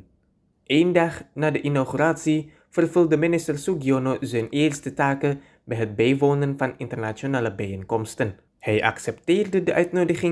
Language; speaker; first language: Dutch; non-native, fluent; Indonesian